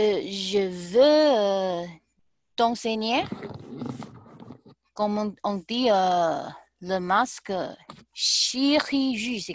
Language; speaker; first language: French; non-native, learner; Chinese